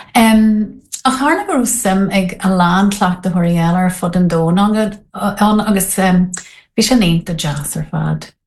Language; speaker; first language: Irish; non-native, local second language; English